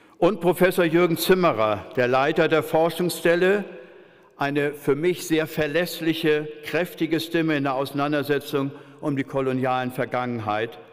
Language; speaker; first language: German; native; German